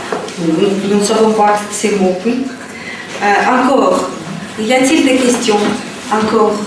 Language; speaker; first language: French; non-native, fluent; Russian